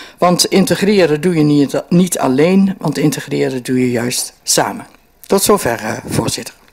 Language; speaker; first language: Dutch; native; Dutch